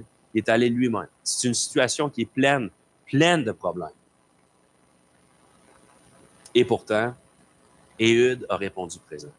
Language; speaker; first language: French; native; French